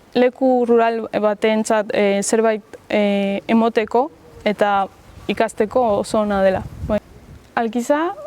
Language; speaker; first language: Basque; early bilingual, other home language; Spanish